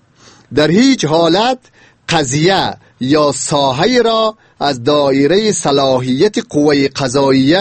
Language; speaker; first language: Persian; native; Persian